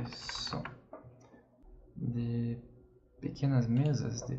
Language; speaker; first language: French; non-native, fluent; Portuguese